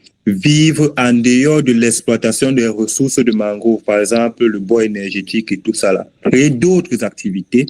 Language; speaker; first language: French; native; French